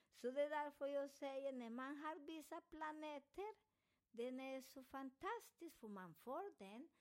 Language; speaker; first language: Swedish; non-native, learner; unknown